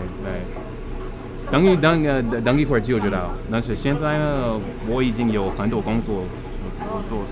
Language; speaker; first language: Chinese; non-native, fluent; English